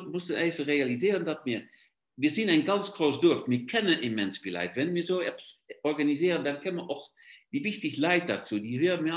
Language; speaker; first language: German; non-native, fluent; Luxembourgish